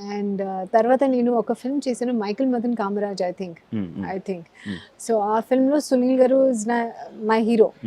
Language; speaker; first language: Telugu; non-native, learner; Hindi